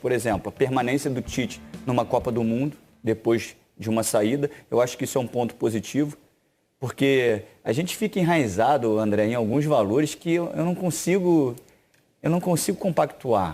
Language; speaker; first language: Portuguese; native; Portuguese